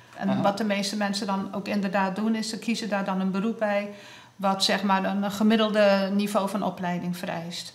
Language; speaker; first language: Dutch; native; Dutch